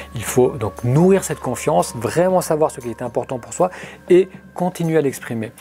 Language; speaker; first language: French; early bilingual, other home language; Arabic